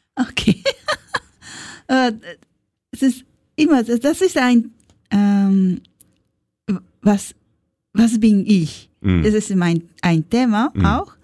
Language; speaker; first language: German; non-native, learner; Japanese